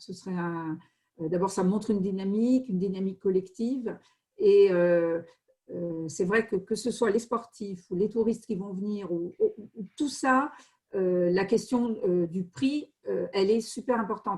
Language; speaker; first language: French; native; French